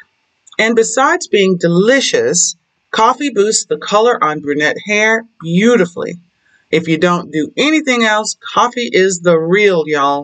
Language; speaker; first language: English; native; English